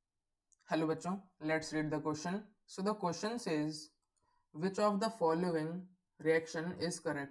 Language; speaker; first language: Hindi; native; Hindi